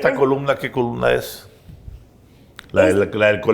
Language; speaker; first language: Spanish; native; Spanish